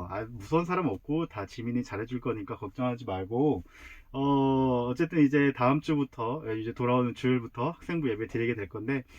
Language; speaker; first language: Korean; native; Korean